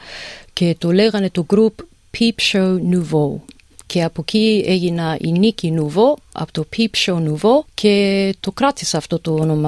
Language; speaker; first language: Greek; early bilingual, heritage; English